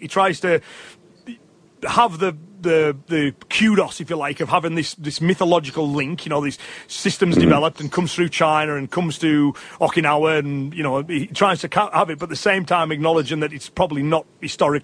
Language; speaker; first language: English; native; English